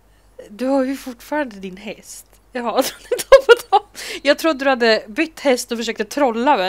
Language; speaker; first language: Swedish; native; Swedish